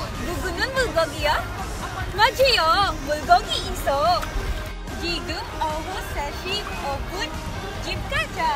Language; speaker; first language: Korean; non-native, learner; Filipino